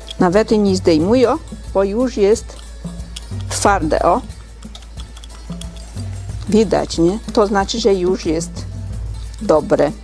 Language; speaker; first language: Polish; non-native, learner; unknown